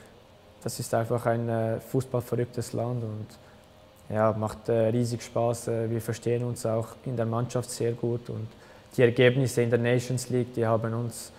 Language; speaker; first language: German; early bilingual, other home language; Albanian